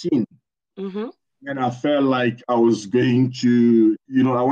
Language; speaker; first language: English; non-native, fluent; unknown